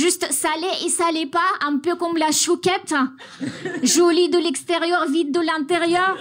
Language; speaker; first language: French; non-native, fluent; Russian